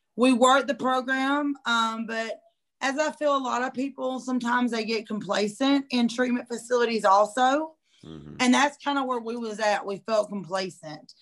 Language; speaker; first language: English; native; English